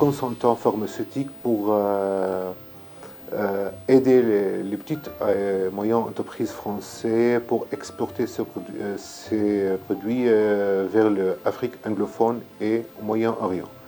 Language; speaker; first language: French; non-native, learner; Arabic